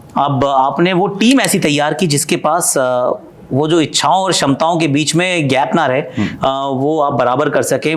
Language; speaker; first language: Hindi; native; Hindi